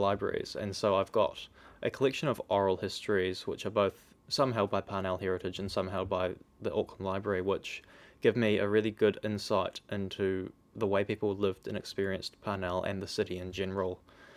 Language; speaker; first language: English; native; English